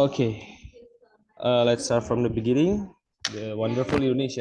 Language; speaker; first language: English; non-native, local second language; Indonesian